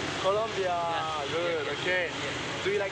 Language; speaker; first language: English; non-native, fluent; French